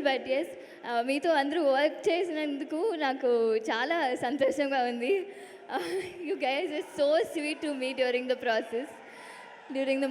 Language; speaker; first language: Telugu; non-native, learner; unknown